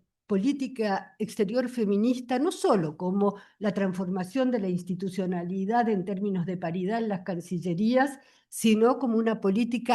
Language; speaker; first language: Spanish; native; Spanish